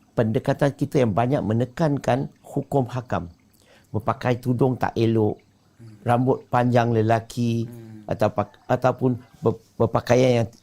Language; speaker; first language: Malay; non-native, local second language; Chinese